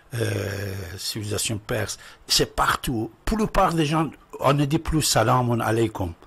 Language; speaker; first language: French; non-native, fluent; Persian